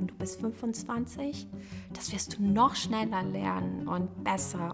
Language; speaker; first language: German; non-native, fluent; Portuguese